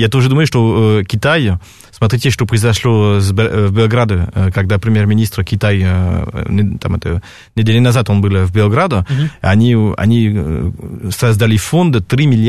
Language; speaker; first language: Russian; non-native, fluent; French